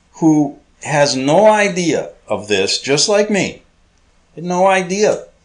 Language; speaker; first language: English; native; English